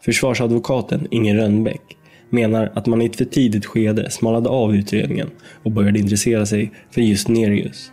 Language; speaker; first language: Swedish; native; Swedish